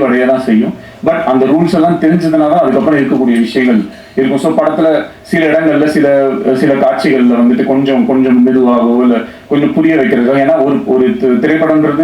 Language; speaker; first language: Tamil; native; Tamil